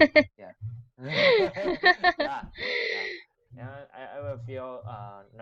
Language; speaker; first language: English; non-native, learner; Chinese